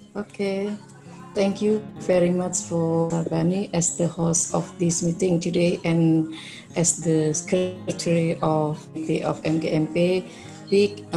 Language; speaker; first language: English; non-native, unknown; Indonesian